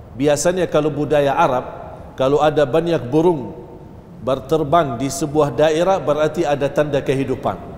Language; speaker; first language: Malay; non-native, fluent; Arabic